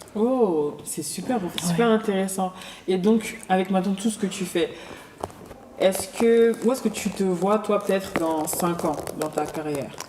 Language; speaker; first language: French; native; French